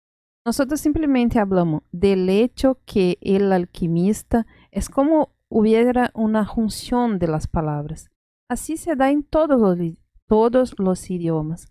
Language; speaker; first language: Spanish; non-native, fluent; Portuguese